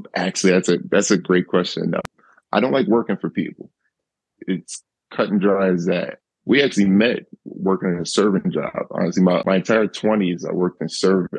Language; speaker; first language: English; native; English